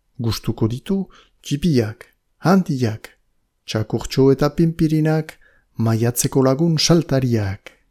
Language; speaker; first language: Basque; native; Basque